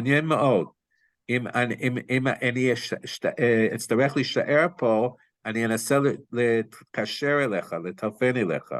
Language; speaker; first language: Hebrew; non-native, fluent; English